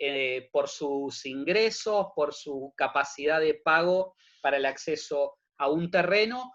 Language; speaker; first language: Spanish; native; Spanish